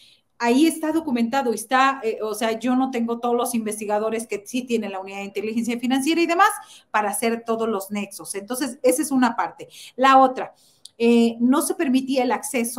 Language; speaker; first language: Spanish; native; Spanish